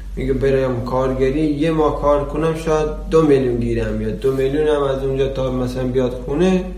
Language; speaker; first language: Persian; non-native, local second language; Baluchi